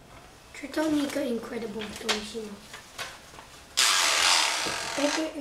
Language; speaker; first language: Chinese; early bilingual, heritage; Chinese